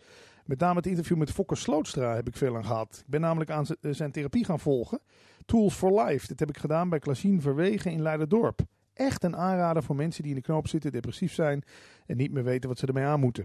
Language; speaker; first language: Dutch; native; Dutch